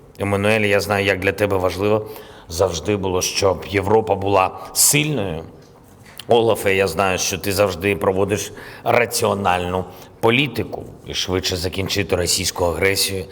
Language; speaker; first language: Ukrainian; non-native, local second language; Russian